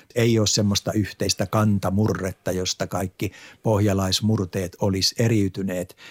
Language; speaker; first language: Finnish; native; Finnish